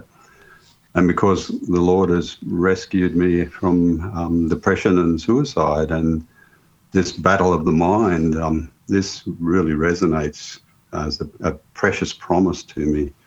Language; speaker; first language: English; native; English